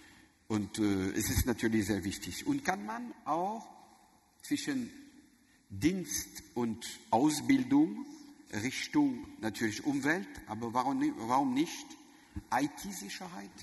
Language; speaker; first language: German; non-native, learner; French